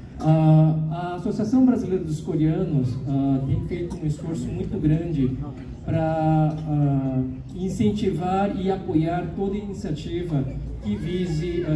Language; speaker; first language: Portuguese; early bilingual, other home language; Korean